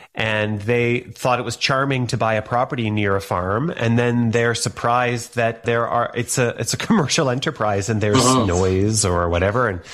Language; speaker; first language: English; native; English